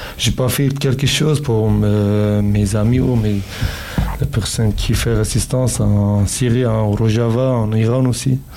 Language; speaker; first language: French; non-native, learner; Kurdish